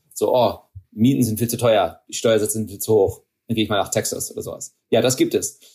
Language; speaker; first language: German; early bilingual, heritage; German